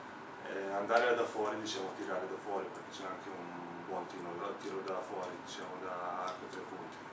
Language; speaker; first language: Italian; non-native, fluent; Slovenian